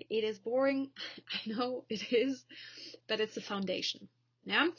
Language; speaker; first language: English; non-native, fluent; German